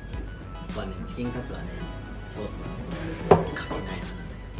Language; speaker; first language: Japanese; native; Japanese